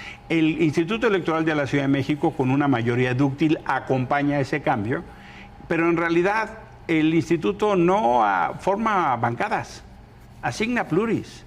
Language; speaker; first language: Spanish; native; Spanish